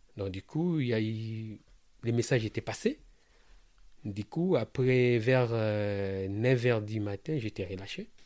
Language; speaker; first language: French; non-native, local second language; Lingala